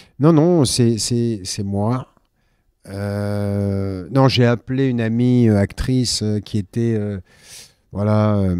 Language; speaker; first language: French; native; French